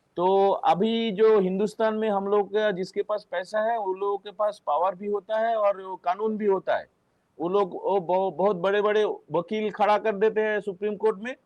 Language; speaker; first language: Hindi; non-native, local second language; Bangla